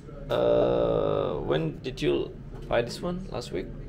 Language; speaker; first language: English; non-native, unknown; Indonesian